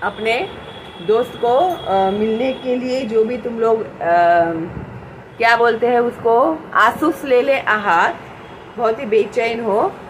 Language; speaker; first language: Hindi; non-native, local second language; Marathi